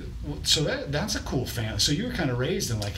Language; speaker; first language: English; native; English